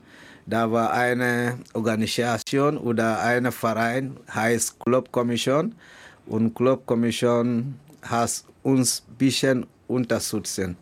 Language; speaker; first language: German; non-native, learner; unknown